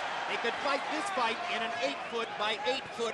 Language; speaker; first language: English; native; English